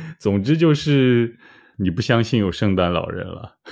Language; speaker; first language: Chinese; native; Chinese